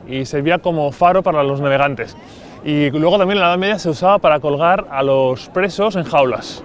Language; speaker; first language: Spanish; native; Spanish